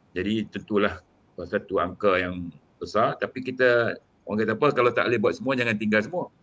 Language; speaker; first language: Malay; native; Malay